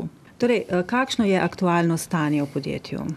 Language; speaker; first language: Slovenian; native; Slovenian